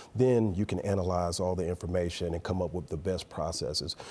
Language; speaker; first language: English; native; English